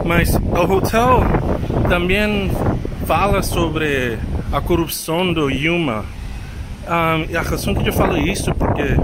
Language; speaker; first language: Portuguese; non-native, learner; English